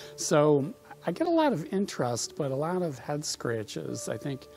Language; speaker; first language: English; native; English